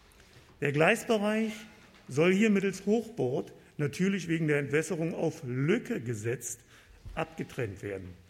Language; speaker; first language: German; native; German